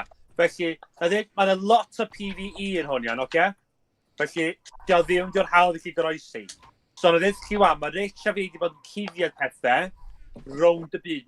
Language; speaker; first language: Welsh; native; Welsh